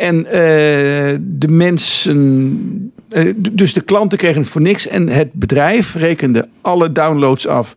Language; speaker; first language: Dutch; native; Dutch